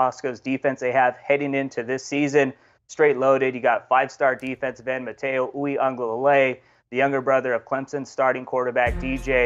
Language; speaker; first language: English; native; English